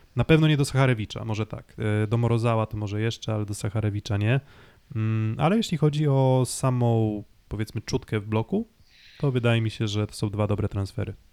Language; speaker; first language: Polish; native; Polish